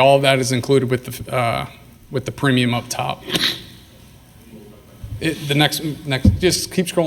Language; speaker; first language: English; native; English